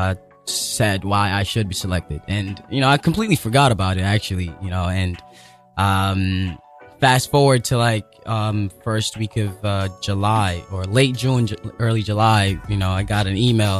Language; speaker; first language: English; non-native, local second language; Yoruba